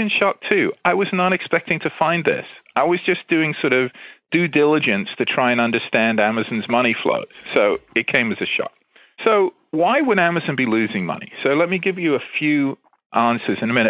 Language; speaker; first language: English; native; English